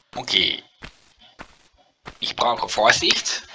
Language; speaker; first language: German; non-native, learner; Dutch